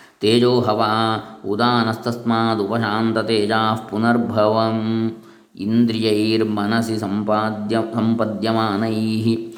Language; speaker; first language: Hindi; non-native, local second language; Kannada